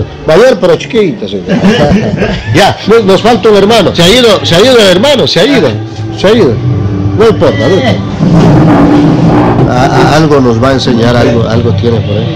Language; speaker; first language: Spanish; native; Spanish